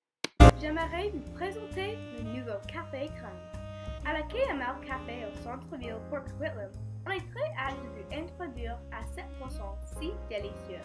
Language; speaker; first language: French; non-native, learner; English